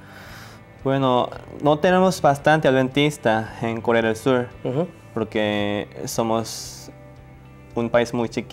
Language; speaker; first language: Spanish; non-native, learner; Korean